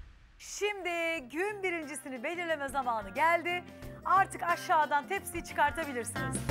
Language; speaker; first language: Turkish; native; Turkish